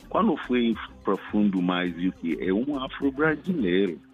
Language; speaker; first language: Portuguese; non-native, fluent; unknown